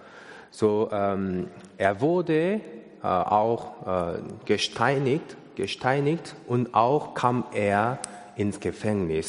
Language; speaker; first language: German; non-native, learner; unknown